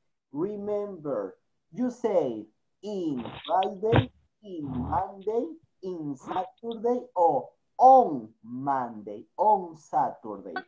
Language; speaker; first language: English; non-native, fluent; Spanish